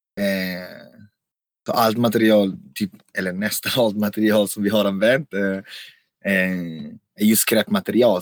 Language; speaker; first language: Swedish; non-native, fluent; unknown